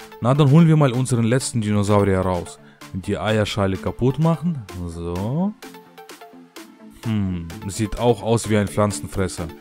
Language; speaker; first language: German; native; German